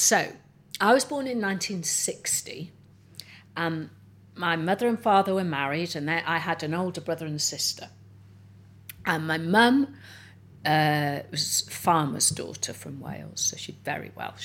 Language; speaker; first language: English; native; English